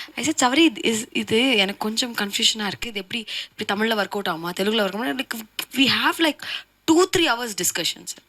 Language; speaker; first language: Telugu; native; Telugu